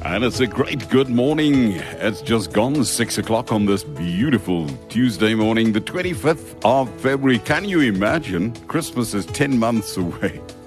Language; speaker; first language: English; non-native, local second language; Afrikaans